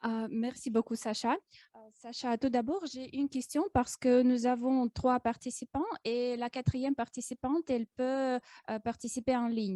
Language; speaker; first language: French; non-native, fluent; Russian